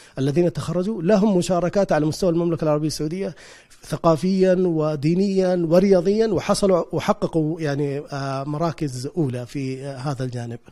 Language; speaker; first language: Arabic; native; Arabic